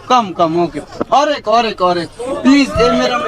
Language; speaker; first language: Hindi; non-native, learner; Bangla